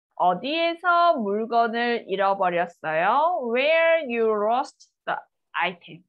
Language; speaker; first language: Korean; native; Korean